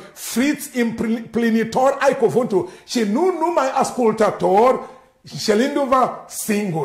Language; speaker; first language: Romanian; non-native, learner; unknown